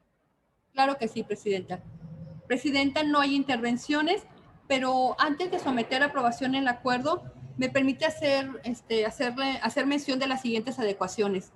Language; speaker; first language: Spanish; native; Spanish